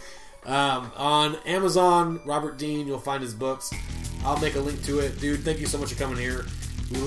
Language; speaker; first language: English; native; English